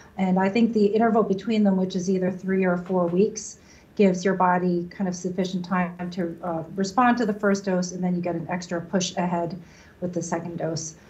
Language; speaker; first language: English; native; English